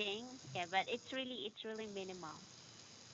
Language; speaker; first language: English; non-native, fluent; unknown